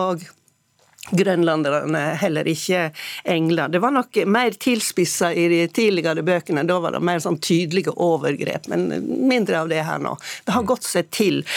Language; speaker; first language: Norwegian; native; Norwegian